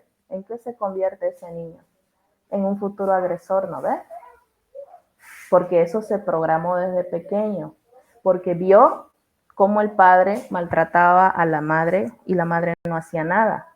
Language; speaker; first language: Spanish; native; Spanish